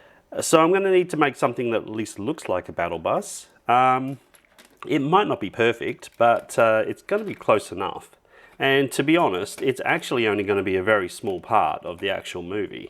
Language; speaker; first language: English; native; English